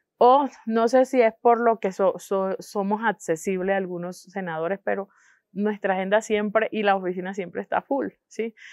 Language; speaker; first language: Spanish; non-native, local second language; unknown